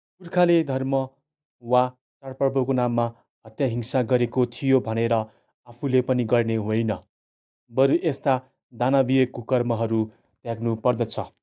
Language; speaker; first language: Nepali; non-native, local second language; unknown